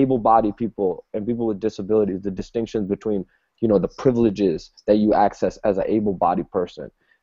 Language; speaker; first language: English; native; English